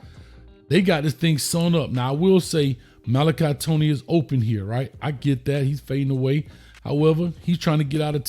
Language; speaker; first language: English; native; English